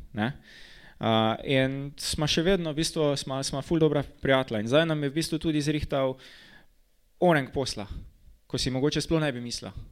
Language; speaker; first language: Slovenian; native; Slovenian